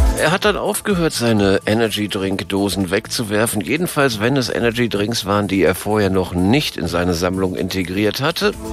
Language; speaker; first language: German; native; German